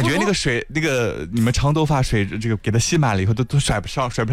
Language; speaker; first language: Chinese; native; Chinese